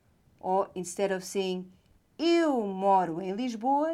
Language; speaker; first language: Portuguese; non-native, fluent; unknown